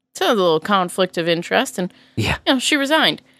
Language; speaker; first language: English; native; English